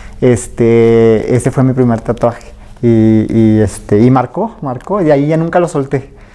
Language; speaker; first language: Spanish; native; Spanish